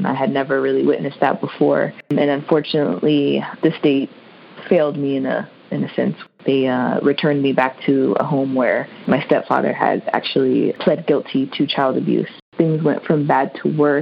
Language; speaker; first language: English; native; English